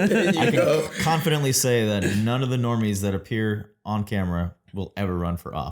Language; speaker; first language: English; native; English